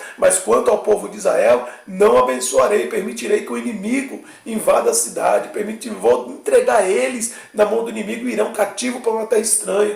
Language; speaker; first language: Portuguese; native; Portuguese